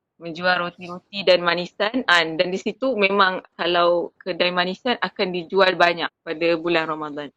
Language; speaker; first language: Malay; native; Malay